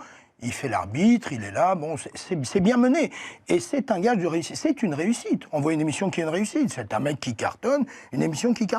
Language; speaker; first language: French; native; French